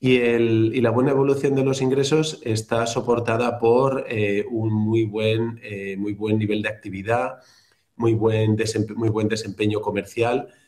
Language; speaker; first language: Spanish; native; Spanish